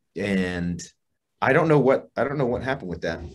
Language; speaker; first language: English; native; English